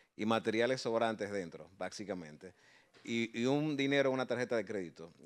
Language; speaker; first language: Spanish; native; Spanish